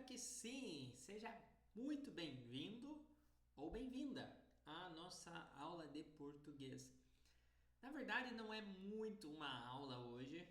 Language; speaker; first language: Portuguese; native; Portuguese